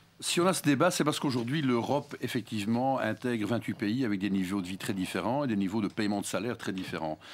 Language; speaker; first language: French; native; French